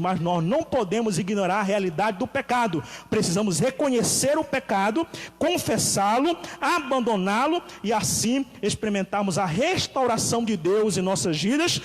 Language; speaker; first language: Portuguese; native; Portuguese